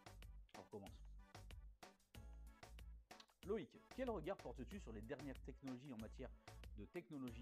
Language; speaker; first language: French; native; French